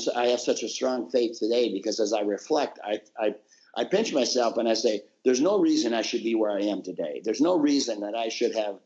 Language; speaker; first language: English; native; English